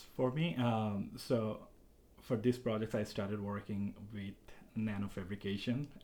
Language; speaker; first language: English; non-native, local second language; Bangla